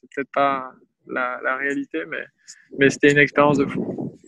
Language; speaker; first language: French; native; French